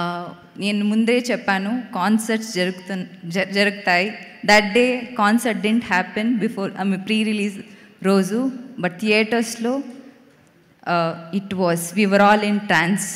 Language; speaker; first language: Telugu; non-native, learner; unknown